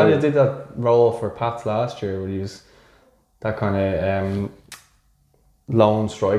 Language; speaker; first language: English; native; English